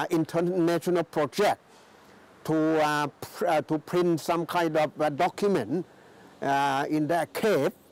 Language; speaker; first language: English; non-native, fluent; Thai